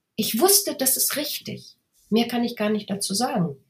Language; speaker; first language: German; native; German